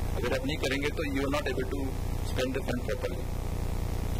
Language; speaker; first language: Hindi; non-native, local second language; Marathi